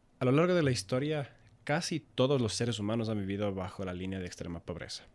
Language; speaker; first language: Spanish; native; Spanish